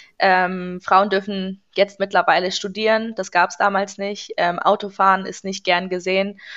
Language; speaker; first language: German; early bilingual, other home language; Persian